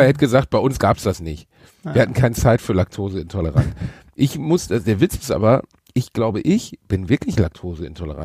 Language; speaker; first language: German; native; German